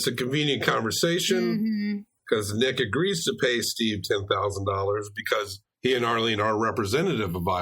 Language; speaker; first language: English; native; English